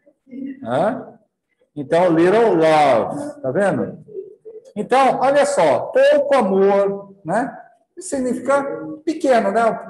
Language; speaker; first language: Portuguese; native; Portuguese